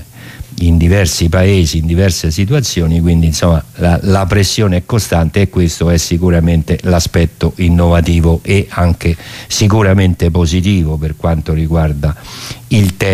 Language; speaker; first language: Italian; native; Italian